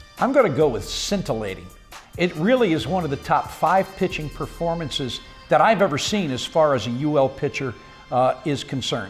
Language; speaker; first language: English; native; English